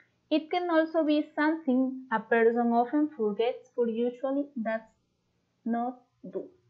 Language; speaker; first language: English; non-native, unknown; Spanish